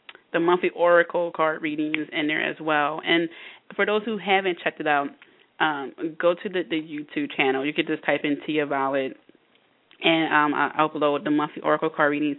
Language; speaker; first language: English; native; English